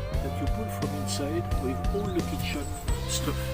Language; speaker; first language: English; non-native, fluent; French